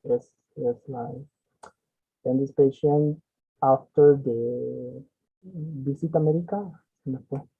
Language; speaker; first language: English; non-native, learner; Spanish